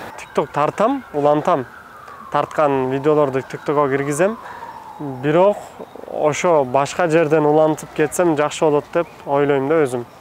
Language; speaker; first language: Kyrgyz; non-native, fluent; Turkish